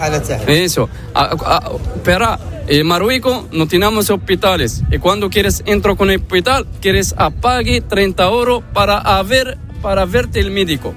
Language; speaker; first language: Spanish; non-native, learner; Arabic